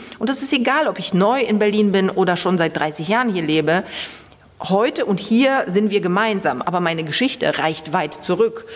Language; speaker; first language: German; early bilingual, other home language; Polish